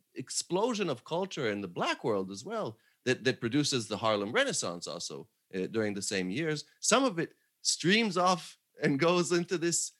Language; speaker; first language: English; non-native, fluent; Hebrew